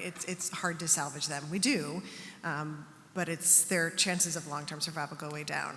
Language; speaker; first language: English; native; English